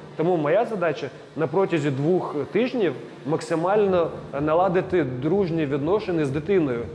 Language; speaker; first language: Ukrainian; non-native, local second language; Russian